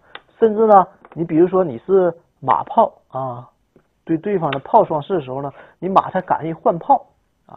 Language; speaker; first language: Chinese; native; Chinese